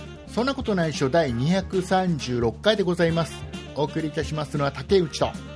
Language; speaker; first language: Japanese; native; Japanese